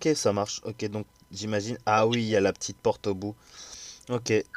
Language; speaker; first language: French; native; French